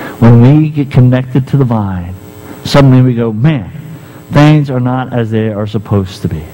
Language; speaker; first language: English; native; English